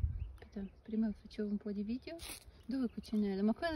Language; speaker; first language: Italian; non-native, learner; Russian